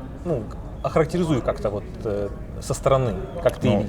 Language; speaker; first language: Russian; native; Russian